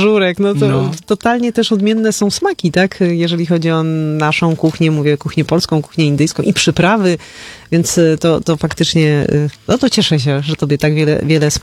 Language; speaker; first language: Polish; native; Polish